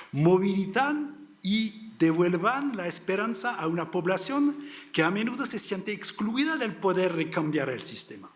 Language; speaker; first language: Spanish; non-native, learner; French